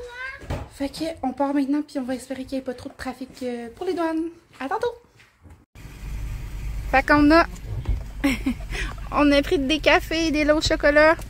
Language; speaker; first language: French; native; French